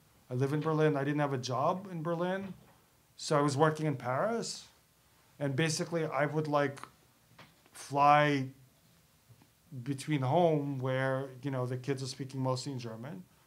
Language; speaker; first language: English; early bilingual, other home language; Russian